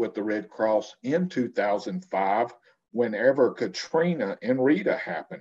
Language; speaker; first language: English; native; English